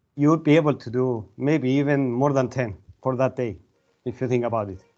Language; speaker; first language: English; non-native, fluent; Greek